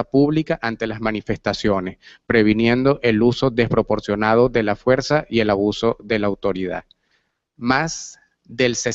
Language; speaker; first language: Spanish; native; Spanish